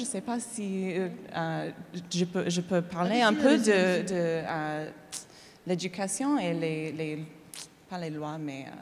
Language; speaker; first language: French; non-native, learner; English